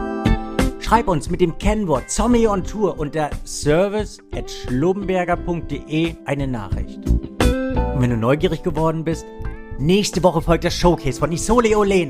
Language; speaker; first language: German; native; German